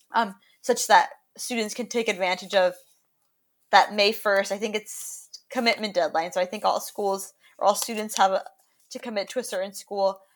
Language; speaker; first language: English; native; English